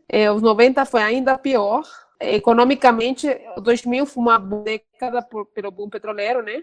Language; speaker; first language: Portuguese; non-native, fluent; Spanish